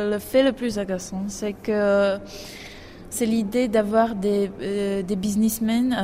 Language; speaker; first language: French; non-native, fluent; Czech